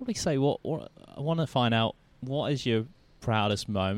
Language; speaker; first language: English; native; English